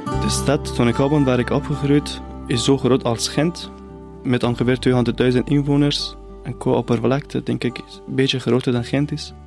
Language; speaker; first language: Dutch; non-native, fluent; Persian